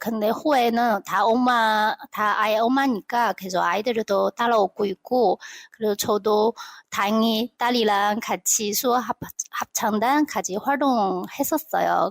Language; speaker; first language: Korean; non-native, local second language; Chinese